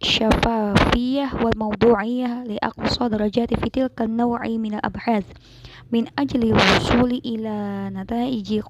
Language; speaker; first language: Arabic; non-native, learner; Indonesian